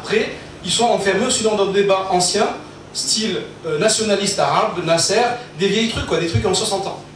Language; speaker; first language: French; early bilingual, other home language; Arabic